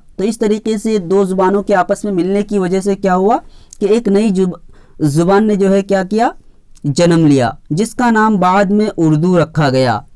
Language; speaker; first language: Urdu; native; Urdu